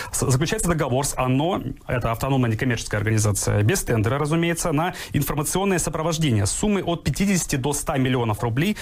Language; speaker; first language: Russian; native; Russian